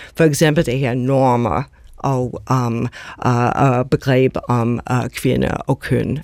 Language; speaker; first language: Danish; non-native, fluent; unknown